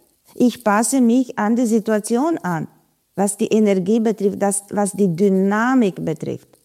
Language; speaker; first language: German; non-native, fluent; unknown